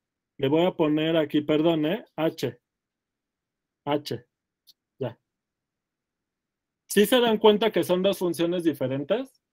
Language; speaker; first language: Spanish; native; Spanish